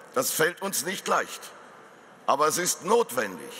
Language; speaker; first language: German; native; German